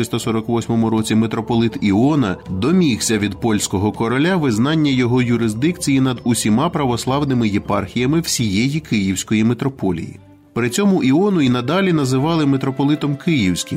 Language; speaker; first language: Ukrainian; native; Ukrainian